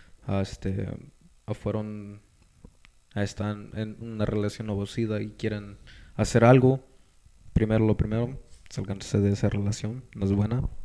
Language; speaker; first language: Spanish; early bilingual, heritage; Spanish